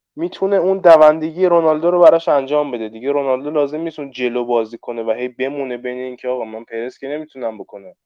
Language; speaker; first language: Persian; native; Persian